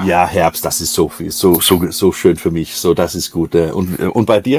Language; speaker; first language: German; non-native, learner; Danish